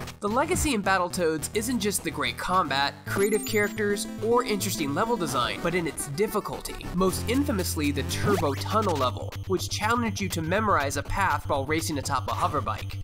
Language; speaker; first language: English; native; English